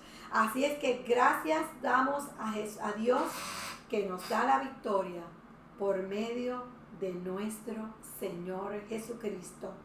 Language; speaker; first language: Spanish; native; Spanish